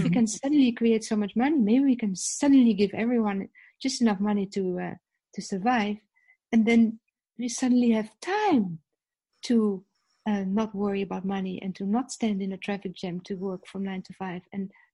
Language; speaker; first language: English; non-native, fluent; Dutch